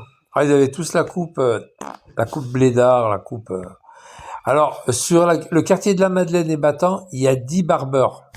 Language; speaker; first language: French; native; French